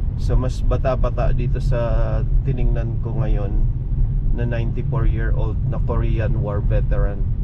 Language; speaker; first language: Filipino; native; Filipino